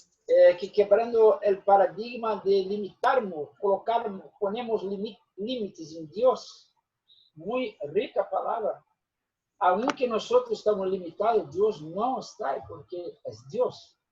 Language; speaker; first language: Spanish; non-native, learner; Portuguese